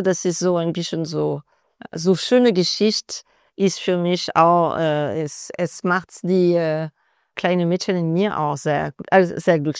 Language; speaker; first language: German; non-native, fluent; French